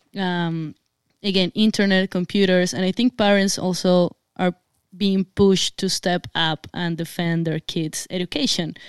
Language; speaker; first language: English; non-native, fluent; Spanish